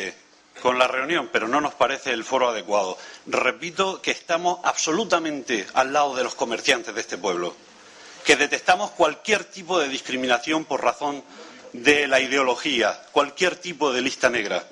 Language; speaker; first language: Spanish; native; Spanish